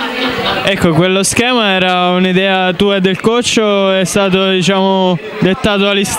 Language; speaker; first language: Italian; native; Italian